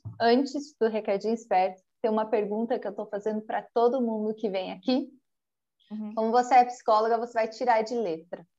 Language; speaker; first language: Portuguese; native; Portuguese